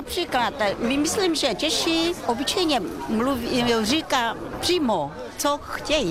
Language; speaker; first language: Czech; non-native, local second language; Vietnamese